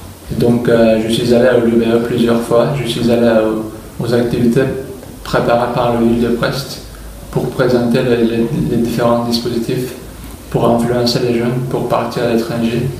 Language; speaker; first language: French; non-native, fluent; Turkish